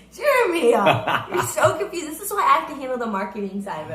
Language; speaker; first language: English; native; English